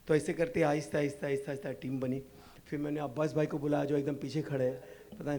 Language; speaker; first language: Hindi; native; Hindi